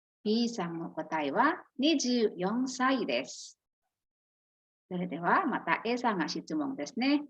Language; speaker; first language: Japanese; non-native, fluent; Indonesian